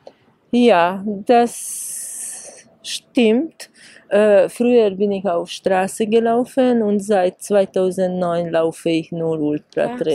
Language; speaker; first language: German; non-native, fluent; Hungarian